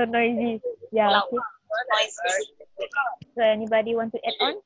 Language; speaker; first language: English; non-native, learner; Malay